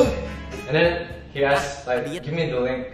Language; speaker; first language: English; non-native, fluent; Indonesian